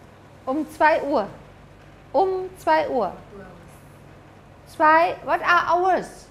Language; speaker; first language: German; non-native, fluent; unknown